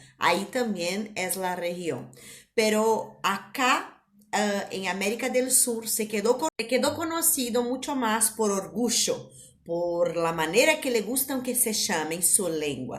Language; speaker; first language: Spanish; non-native, fluent; Portuguese